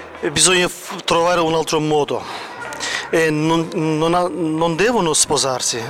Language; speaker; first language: Italian; non-native, learner; Turkish